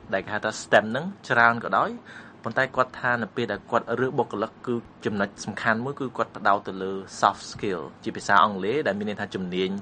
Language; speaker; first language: Khmer; native; Khmer